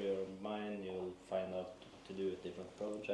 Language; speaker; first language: English; non-native, fluent; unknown